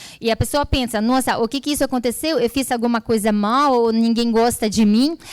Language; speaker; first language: Portuguese; non-native, fluent; Russian